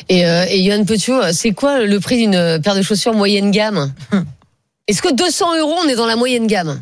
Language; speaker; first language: French; native; French